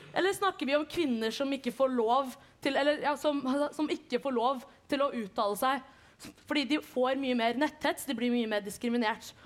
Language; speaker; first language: Norwegian; early bilingual, other home language; Kurdish